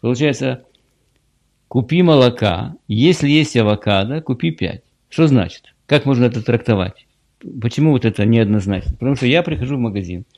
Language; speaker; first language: Russian; native; Russian